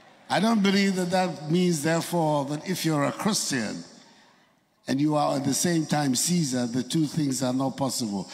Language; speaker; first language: English; non-native, local second language; Akan